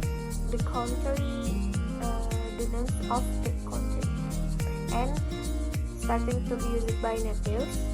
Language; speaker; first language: English; non-native, learner; Indonesian